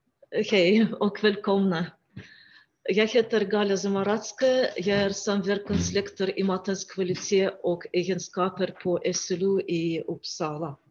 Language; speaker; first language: Swedish; non-native, fluent; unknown